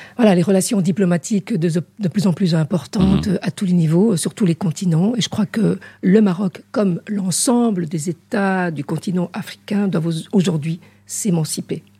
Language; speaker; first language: French; native; French